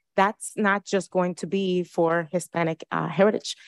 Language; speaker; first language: English; early bilingual, other home language; Spanish